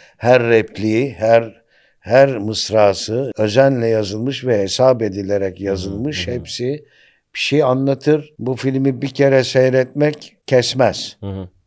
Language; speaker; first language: Turkish; native; Turkish